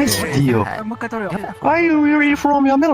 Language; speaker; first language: English; non-native, learner; Japanese